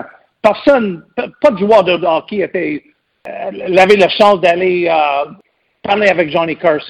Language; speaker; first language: French; non-native, local second language; English